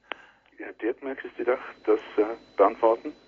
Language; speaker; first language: German; non-native, learner; English